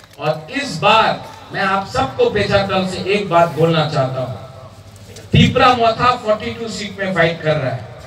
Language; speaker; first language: Hindi; non-native, local second language; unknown